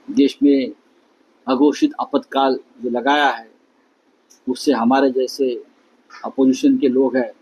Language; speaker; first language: Hindi; non-native, local second language; Marathi